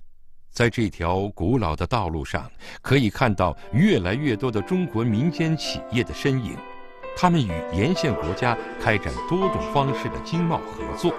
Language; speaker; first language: Chinese; native; Chinese